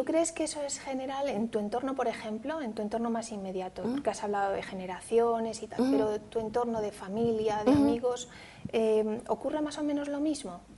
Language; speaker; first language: Spanish; native; Spanish